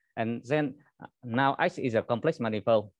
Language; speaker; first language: English; non-native, learner; Vietnamese